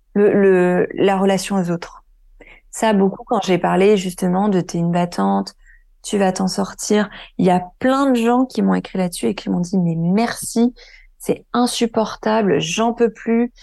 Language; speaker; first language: French; native; French